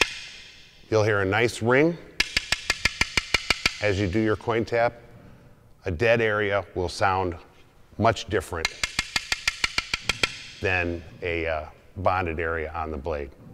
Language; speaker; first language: English; native; English